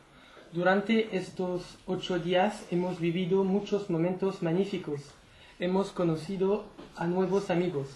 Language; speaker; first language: Spanish; non-native, learner; French